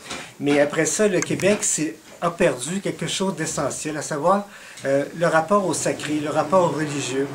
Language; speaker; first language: French; native; French